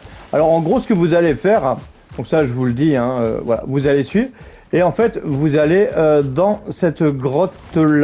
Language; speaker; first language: French; native; French